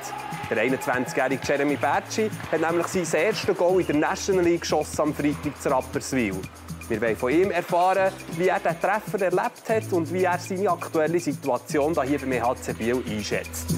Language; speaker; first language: German; native; German